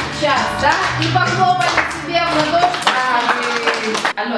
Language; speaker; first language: Russian; native; Russian